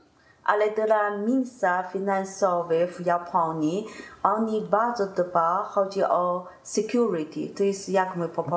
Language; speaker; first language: Polish; non-native, learner; Chinese